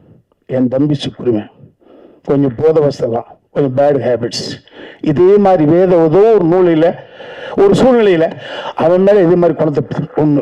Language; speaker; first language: Tamil; native; Tamil